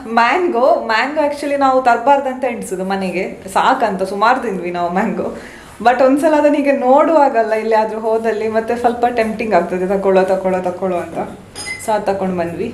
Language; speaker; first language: Kannada; native; Kannada